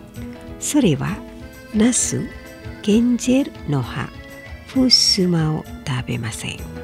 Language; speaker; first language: Japanese; non-native, fluent; Indonesian